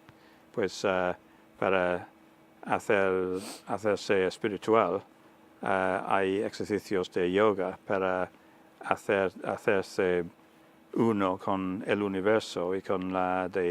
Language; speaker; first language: Spanish; non-native, fluent; English